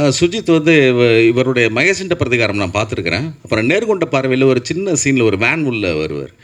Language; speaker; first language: Tamil; native; Tamil